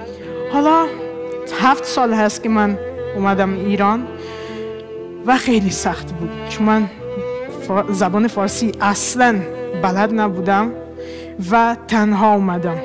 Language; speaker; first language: Persian; non-native, fluent; Portuguese